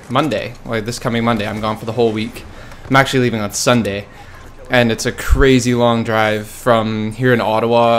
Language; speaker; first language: English; native; English